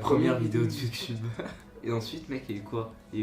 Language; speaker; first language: French; native; French